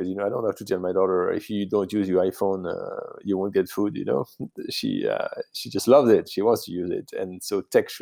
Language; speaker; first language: English; non-native, fluent; French